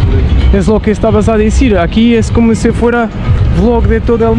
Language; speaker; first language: Spanish; non-native, learner; Portuguese